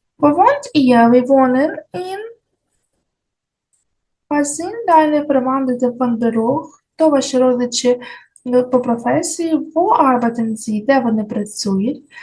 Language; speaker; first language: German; non-native, fluent; Ukrainian